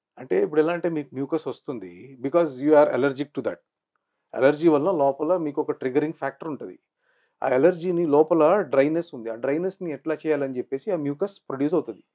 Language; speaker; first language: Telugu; non-native, local second language; Urdu